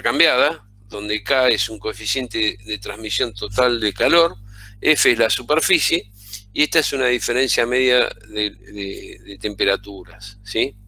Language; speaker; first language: Spanish; native; Spanish